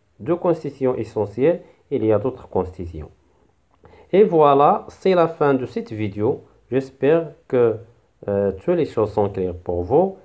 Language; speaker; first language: French; non-native, local second language; Arabic